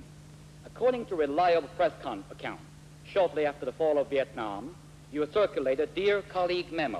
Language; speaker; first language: English; non-native, local second language; Korean